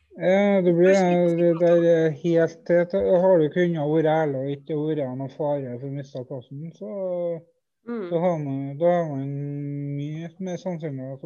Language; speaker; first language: Norwegian; native; Norwegian